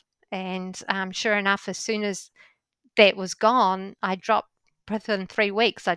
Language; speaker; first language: English; native; English